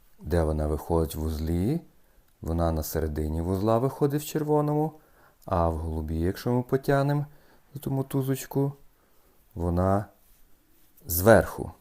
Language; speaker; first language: Ukrainian; native; Ukrainian